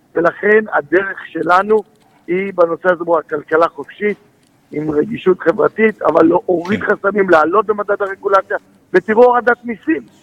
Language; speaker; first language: Hebrew; native; Hebrew